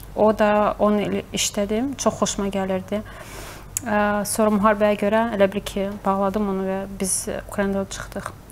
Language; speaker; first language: Azerbaijani; early bilingual, heritage; Azerbaijani